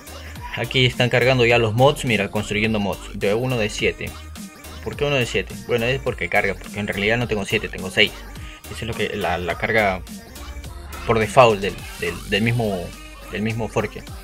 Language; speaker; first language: Spanish; native; Spanish